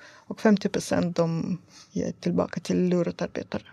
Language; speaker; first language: Swedish; non-native, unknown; Russian